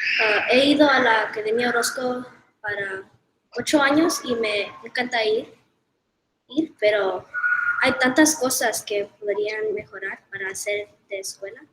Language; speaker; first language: Spanish; early bilingual, heritage; Spanish